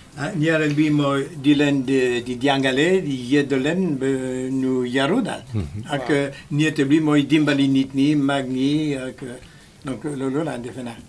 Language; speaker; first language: Wolof; non-native, fluent; French